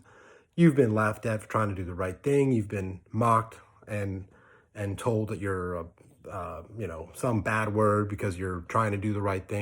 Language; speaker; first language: English; native; English